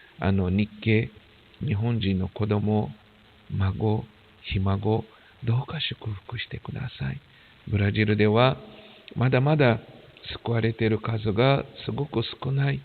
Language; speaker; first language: Japanese; non-native, fluent; Portuguese